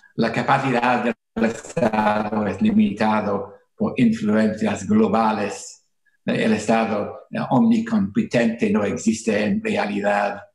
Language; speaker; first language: Spanish; non-native, fluent; English